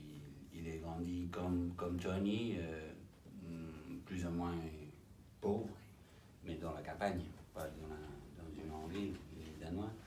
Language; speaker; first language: French; non-native, fluent; English